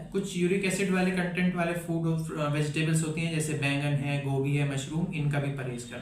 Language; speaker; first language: Hindi; native; Hindi